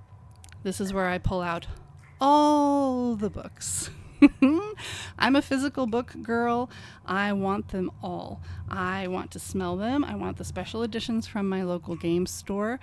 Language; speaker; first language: English; native; English